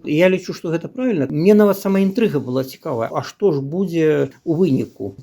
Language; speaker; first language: Belarusian; native; Belarusian